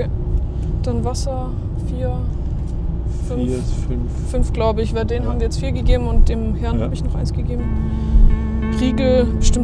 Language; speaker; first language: German; native; German